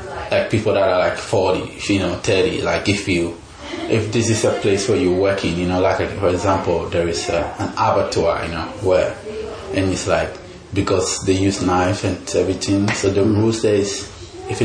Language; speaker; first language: English; non-native, local second language; Ga